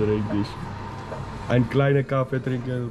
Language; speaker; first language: German; non-native, learner; Danish